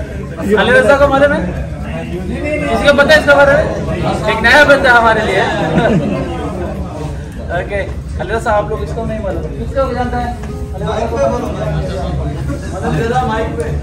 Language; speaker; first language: Hindi; non-native, local second language; Malayalam